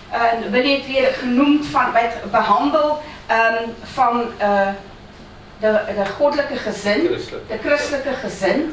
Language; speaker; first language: Dutch; non-native, fluent; Afrikaans